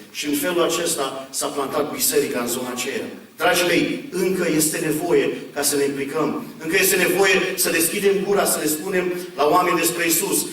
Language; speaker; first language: Romanian; early bilingual, heritage; Romanian